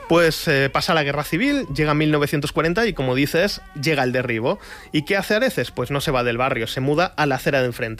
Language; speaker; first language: Spanish; native; Spanish